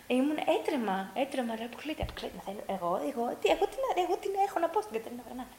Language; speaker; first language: Greek; early bilingual, heritage; Greek